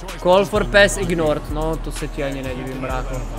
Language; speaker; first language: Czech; native; Czech